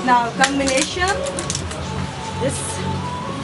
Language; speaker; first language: English; non-native, learner; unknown